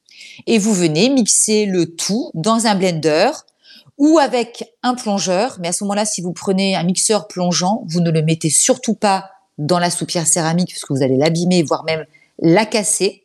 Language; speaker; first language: French; native; French